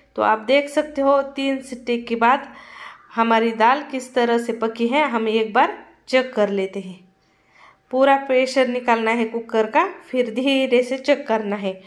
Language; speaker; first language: Hindi; non-native, local second language; Marathi